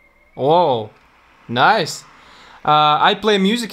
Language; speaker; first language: English; non-native, learner; Russian